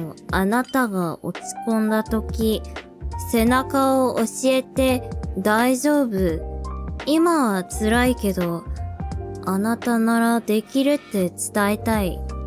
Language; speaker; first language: Japanese; non-native, learner; English